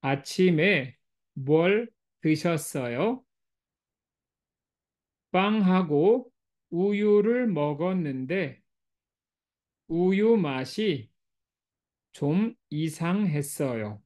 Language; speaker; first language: Korean; non-native, fluent; English